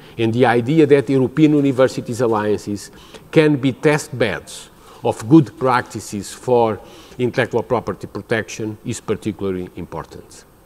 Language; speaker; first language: English; non-native, fluent; Portuguese